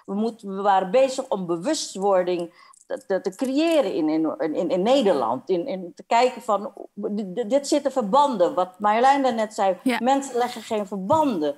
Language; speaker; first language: Dutch; non-native, fluent; Indonesian